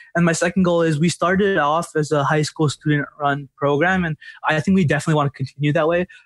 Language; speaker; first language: English; native; English